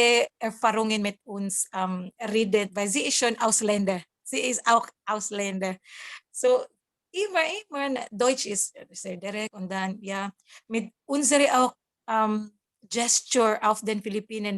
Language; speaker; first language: German; non-native, learner; Cebuano